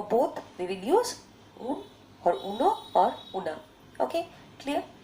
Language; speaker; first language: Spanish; non-native, learner; Bangla